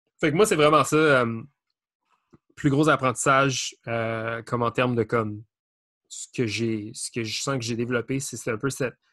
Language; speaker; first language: French; native; French